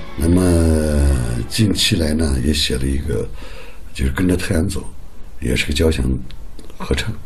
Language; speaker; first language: Chinese; non-native, local second language; Uyghur